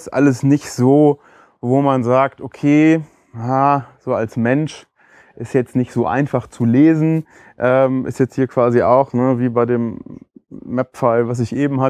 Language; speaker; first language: German; native; German